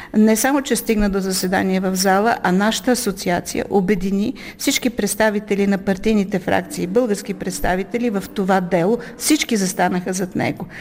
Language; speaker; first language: Bulgarian; native; Bulgarian